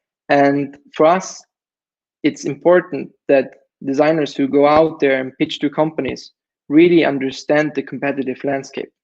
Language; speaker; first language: English; non-native, fluent; German